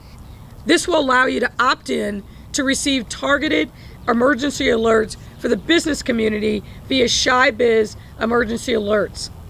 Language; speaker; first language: English; native; English